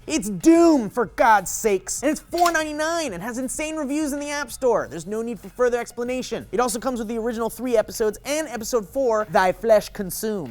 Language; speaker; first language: English; native; English